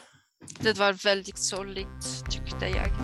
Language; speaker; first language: Swedish; non-native, fluent; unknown